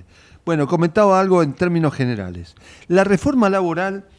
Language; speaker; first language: Spanish; native; Spanish